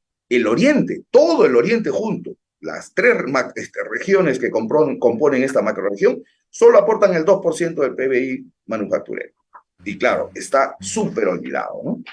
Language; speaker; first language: Spanish; native; Spanish